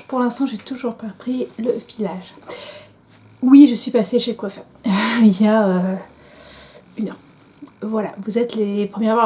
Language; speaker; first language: French; native; French